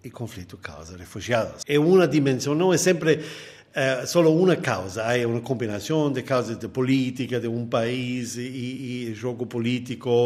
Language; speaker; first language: Portuguese; non-native, fluent; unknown